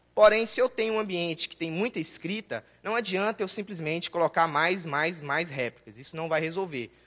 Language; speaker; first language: Portuguese; native; Portuguese